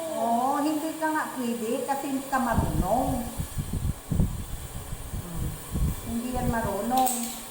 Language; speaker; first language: Filipino; native; Filipino